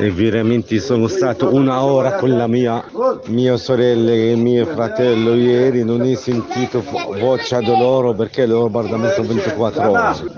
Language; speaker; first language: Italian; non-native, learner; Arabic